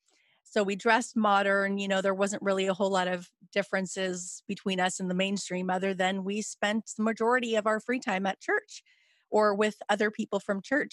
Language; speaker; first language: English; native; English